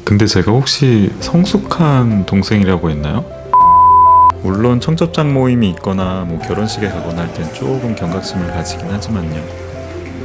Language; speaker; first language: Korean; non-native, fluent; Turkish